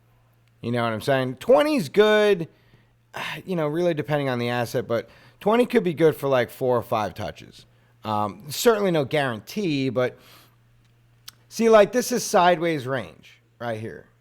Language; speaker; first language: English; native; English